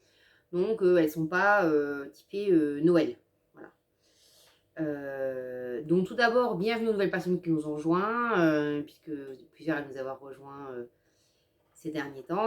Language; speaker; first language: French; native; French